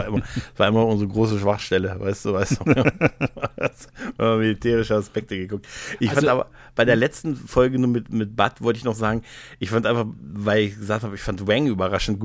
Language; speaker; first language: German; native; German